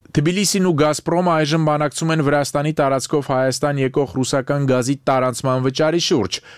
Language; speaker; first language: Armenian; native; Armenian